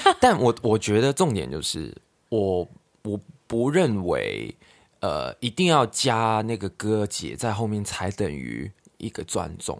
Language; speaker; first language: Chinese; non-native, local second language; Cantonese